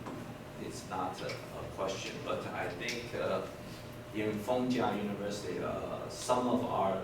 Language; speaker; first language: English; non-native, fluent; Chinese